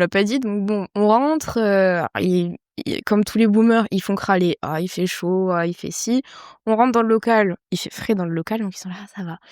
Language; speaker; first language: French; native; French